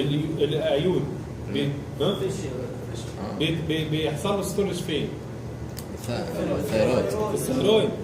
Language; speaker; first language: Arabic; native; Arabic